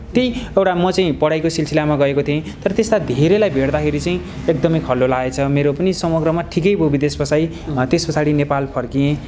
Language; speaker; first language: Nepali; native; Nepali